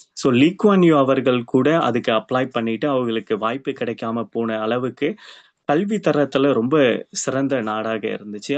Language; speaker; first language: Tamil; early bilingual, heritage; Tamil